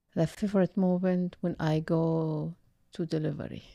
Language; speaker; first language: English; non-native, learner; Arabic